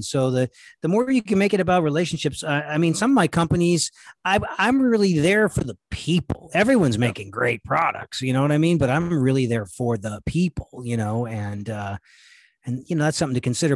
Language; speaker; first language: English; native; English